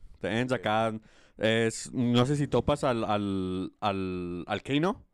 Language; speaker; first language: Spanish; early bilingual, heritage; Spanish